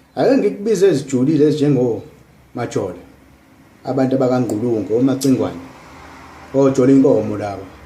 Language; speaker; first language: Zulu; non-native, local second language; English